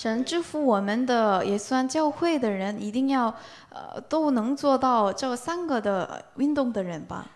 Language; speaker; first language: Chinese; non-native, learner; Korean